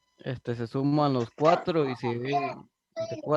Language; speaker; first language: Spanish; native; Spanish